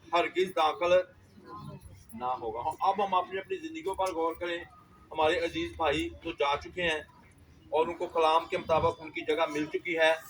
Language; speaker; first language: Urdu; non-native, local second language; Punjabi